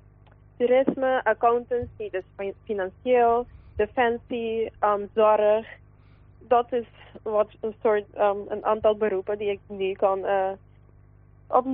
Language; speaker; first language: Dutch; non-native, local second language; Papiamento